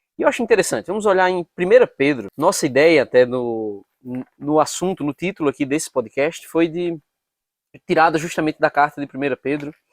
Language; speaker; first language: Portuguese; native; Portuguese